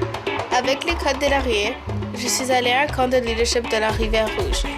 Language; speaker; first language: French; early bilingual, other home language; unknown